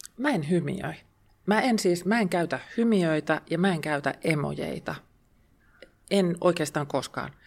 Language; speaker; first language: Finnish; native; Finnish